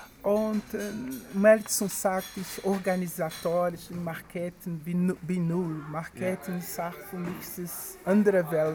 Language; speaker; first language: German; non-native, learner; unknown